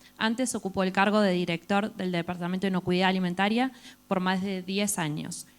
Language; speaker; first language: Spanish; native; Spanish